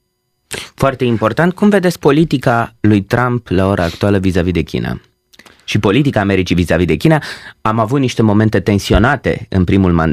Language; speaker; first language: Romanian; native; Romanian